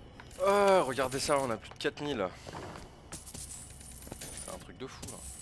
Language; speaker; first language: French; native; French